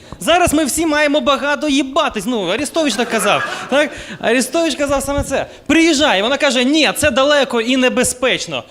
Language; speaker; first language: Ukrainian; non-native, local second language; Russian